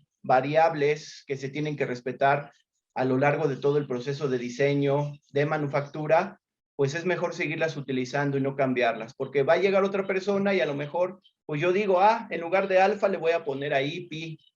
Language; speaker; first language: Spanish; native; Spanish